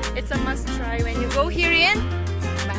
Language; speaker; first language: English; non-native, local second language; Filipino